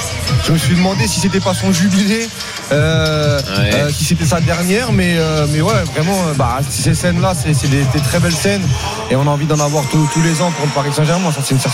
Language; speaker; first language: French; native; French